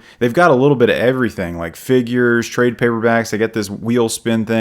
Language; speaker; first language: English; native; English